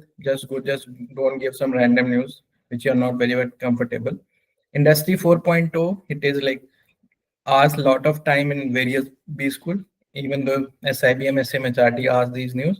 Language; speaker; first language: English; non-native, local second language; Hindi